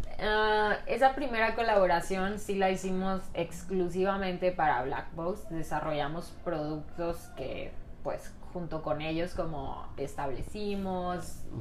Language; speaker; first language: Spanish; native; Spanish